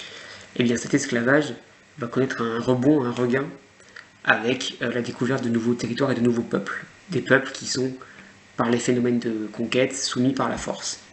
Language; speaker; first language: French; native; French